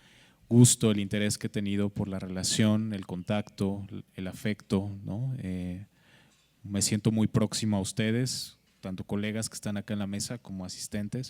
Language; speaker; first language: Spanish; native; Spanish